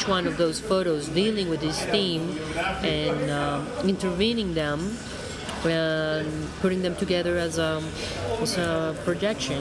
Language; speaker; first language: English; non-native, fluent; Spanish